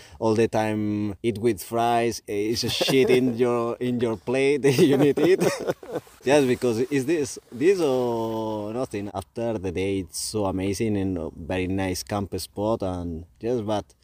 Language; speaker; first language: English; non-native, learner; Spanish